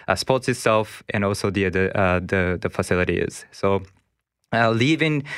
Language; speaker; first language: English; non-native, learner; Japanese